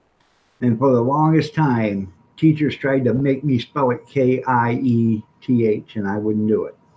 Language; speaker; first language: English; native; English